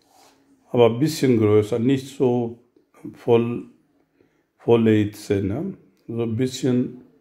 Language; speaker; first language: German; non-native, learner; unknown